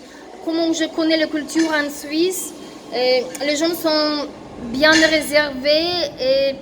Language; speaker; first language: French; non-native, fluent; Russian